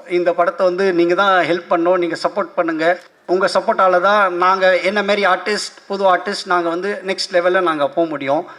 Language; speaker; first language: Tamil; non-native, local second language; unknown